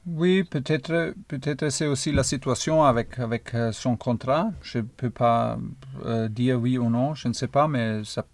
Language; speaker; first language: French; non-native, fluent; German